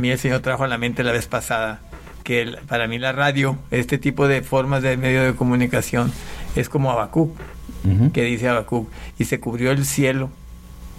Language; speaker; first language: Spanish; native; Spanish